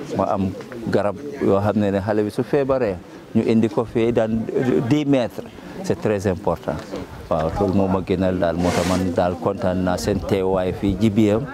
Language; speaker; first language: Wolof; non-native, local second language; Jola-Fonyi